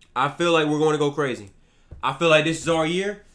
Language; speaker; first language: English; native; English